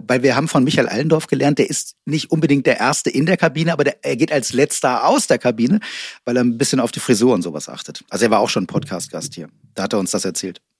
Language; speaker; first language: German; native; German